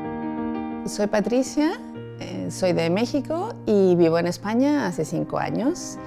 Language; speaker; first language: Spanish; native; Spanish